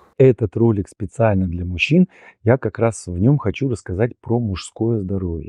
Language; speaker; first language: Russian; native; Russian